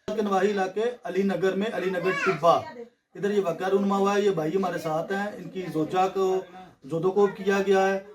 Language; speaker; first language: Urdu; non-native, local second language; Punjabi